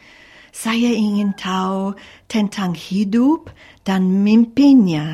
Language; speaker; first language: Indonesian; non-native, fluent; English